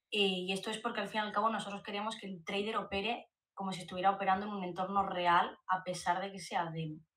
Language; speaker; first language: Spanish; native; Spanish